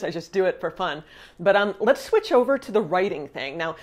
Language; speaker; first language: English; native; English